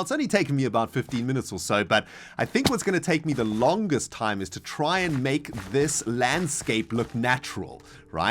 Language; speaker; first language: English; native; English